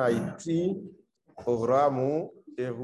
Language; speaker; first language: French; non-native, local second language; Haitian Creole